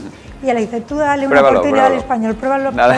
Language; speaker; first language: Spanish; native; Spanish